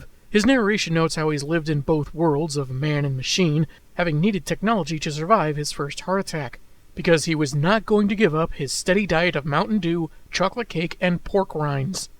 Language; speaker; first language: English; native; English